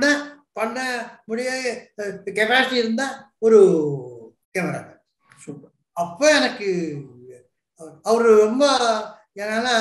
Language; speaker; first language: Tamil; non-native, local second language; Telugu